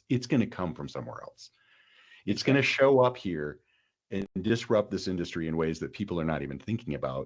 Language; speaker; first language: English; native; English